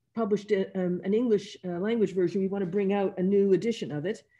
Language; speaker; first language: English; native; English